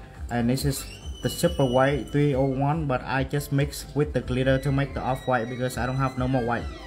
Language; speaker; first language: English; non-native, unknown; Vietnamese